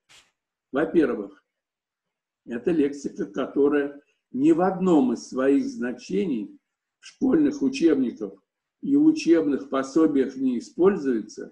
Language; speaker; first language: Russian; native; Russian